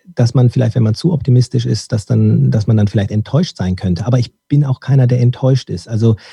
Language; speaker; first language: German; early bilingual, other home language; Turkish